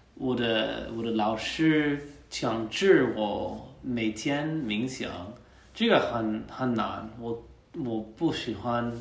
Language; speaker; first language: Chinese; non-native, learner; English